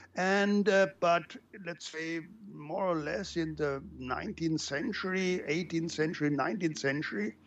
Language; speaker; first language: English; non-native, fluent; German